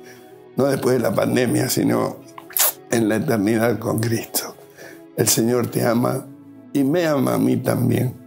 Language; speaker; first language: Spanish; native; Spanish